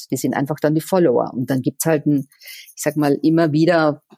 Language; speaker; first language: German; native; German